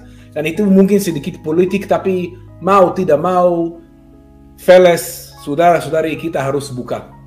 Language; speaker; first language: Indonesian; non-native, fluent; Hebrew